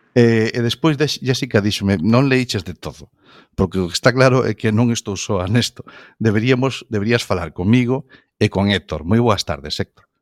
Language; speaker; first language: Galician; non-native, local second language; Spanish